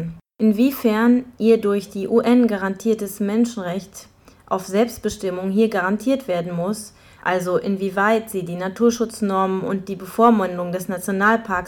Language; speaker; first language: German; native; German